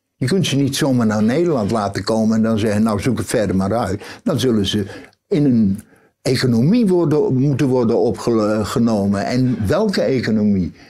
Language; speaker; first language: Dutch; native; Dutch